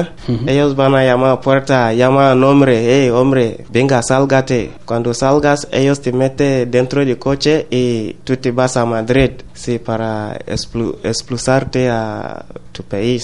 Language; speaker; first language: Spanish; non-native, learner; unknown